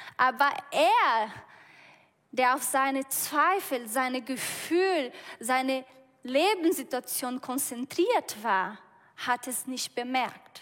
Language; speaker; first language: German; non-native, fluent; Portuguese